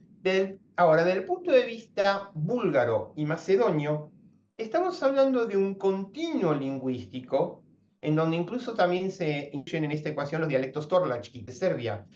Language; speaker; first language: Spanish; native; Spanish